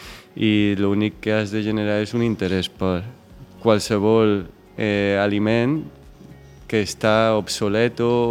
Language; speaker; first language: Catalan; non-native, local second language; Spanish